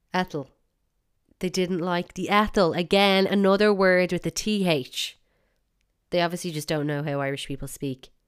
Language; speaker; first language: English; native; English